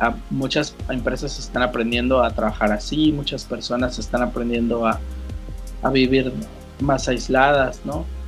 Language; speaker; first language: Spanish; native; Spanish